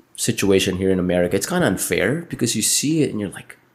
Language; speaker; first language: English; non-native, local second language; Filipino